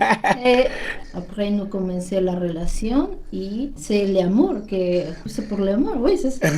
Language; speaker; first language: French; non-native, learner; Spanish